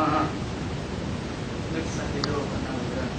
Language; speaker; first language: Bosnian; non-native, learner; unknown